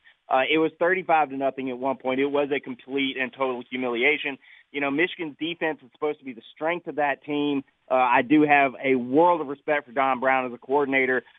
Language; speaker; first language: English; native; English